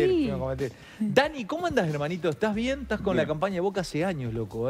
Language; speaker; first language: Spanish; native; Spanish